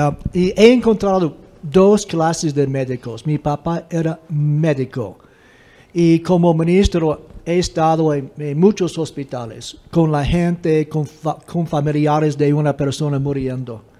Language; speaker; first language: Spanish; non-native, fluent; English